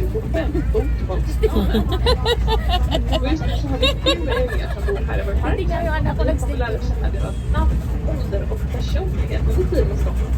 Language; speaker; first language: Swedish; native; Swedish